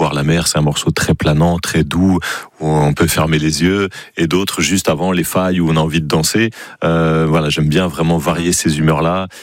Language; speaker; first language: French; native; French